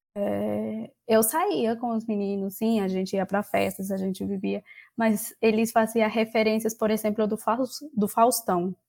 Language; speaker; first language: Portuguese; non-native, fluent; Spanish